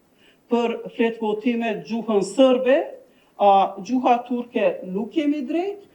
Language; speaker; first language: Albanian; non-native, local second language; Turkish